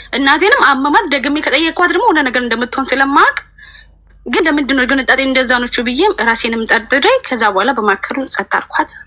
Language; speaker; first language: Amharic; native; Amharic